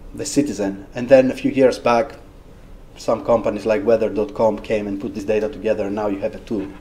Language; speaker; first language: English; non-native, fluent; Greek